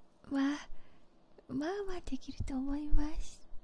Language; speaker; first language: Japanese; non-native, learner; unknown